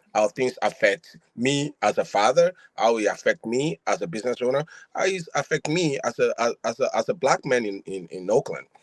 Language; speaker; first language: English; non-native, local second language; Yoruba